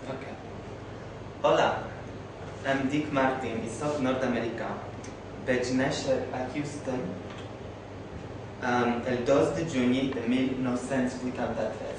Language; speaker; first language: Catalan; non-native, fluent; English